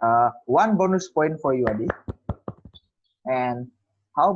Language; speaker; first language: English; non-native, learner; Indonesian